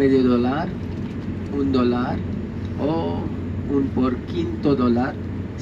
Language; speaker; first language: Spanish; non-native, fluent; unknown